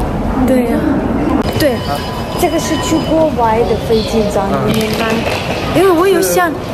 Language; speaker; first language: Chinese; non-native, learner; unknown